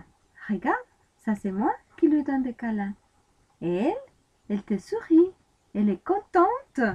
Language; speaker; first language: French; non-native, fluent; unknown